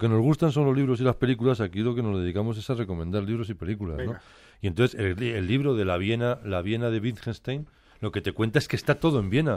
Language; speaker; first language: Spanish; native; Spanish